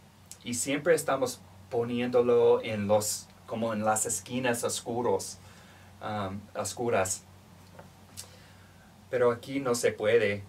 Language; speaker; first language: Spanish; non-native, fluent; English